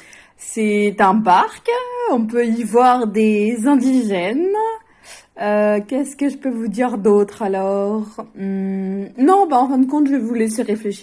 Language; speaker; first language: French; native; French